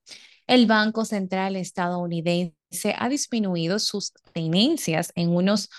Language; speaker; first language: Spanish; native; Spanish